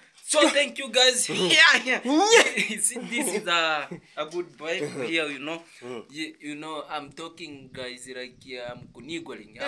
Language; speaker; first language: English; non-native, learner; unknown